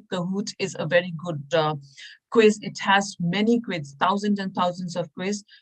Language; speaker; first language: English; non-native, local second language; Punjabi